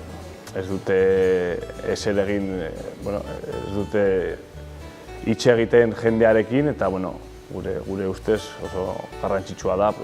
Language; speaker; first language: Basque; non-native, local second language; Spanish